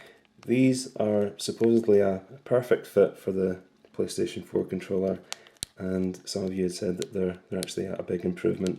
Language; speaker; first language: English; native; English